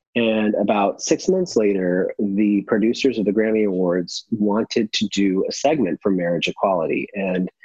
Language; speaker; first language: English; native; English